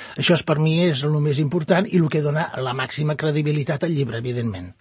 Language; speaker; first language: Catalan; non-native, local second language; Spanish